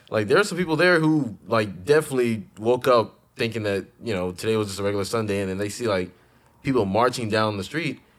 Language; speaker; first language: English; native; English